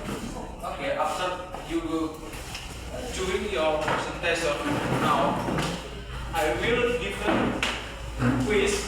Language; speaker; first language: English; non-native, learner; Indonesian